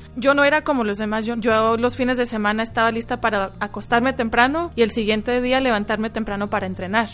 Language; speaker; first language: Spanish; early bilingual, heritage; Spanish